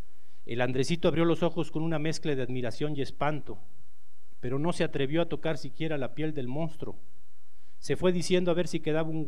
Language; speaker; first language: Spanish; native; Spanish